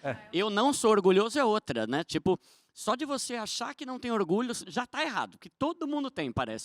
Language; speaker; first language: Portuguese; native; Portuguese